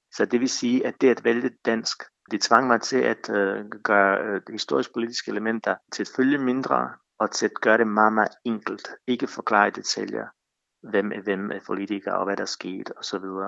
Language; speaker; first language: Danish; non-native, fluent; Bosnian